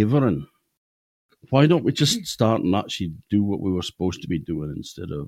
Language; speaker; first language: English; native; English